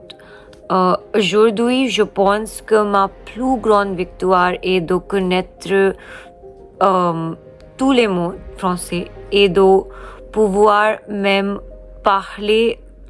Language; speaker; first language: French; non-native, learner; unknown